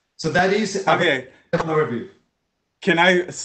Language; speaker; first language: English; native; English